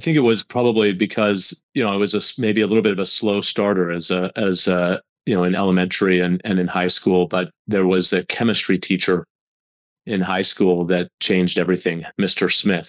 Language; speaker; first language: English; native; English